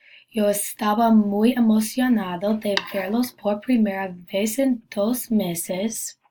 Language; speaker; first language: Spanish; non-native, learner; English